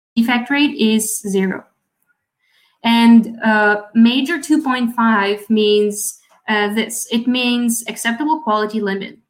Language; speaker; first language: English; non-native, fluent; Russian